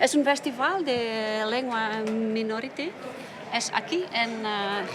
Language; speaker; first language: Spanish; non-native, learner; Dutch